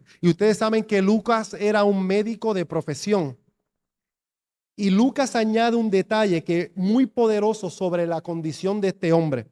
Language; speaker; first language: Spanish; native; Spanish